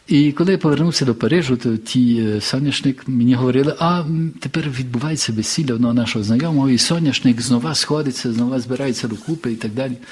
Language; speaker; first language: Ukrainian; early bilingual, heritage; Ukrainian